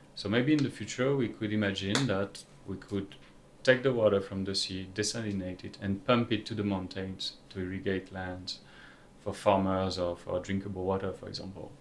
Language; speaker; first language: English; non-native, fluent; French